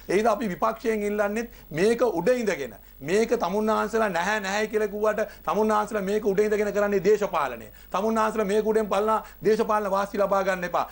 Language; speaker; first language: Sinhala; non-native, local second language; Tamil